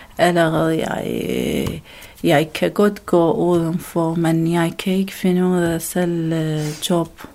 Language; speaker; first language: Danish; non-native, learner; Arabic